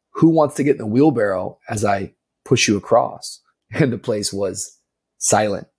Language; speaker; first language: English; native; English